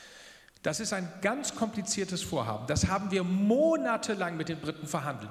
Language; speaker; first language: German; native; German